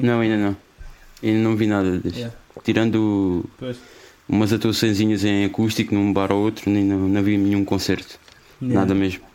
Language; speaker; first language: Portuguese; native; Portuguese